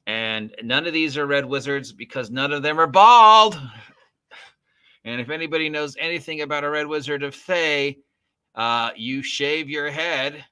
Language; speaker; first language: English; native; English